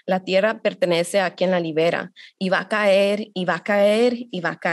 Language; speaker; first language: Spanish; early bilingual, heritage; Spanish